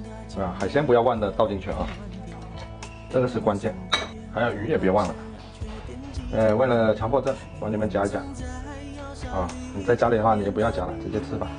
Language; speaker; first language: Chinese; native; Chinese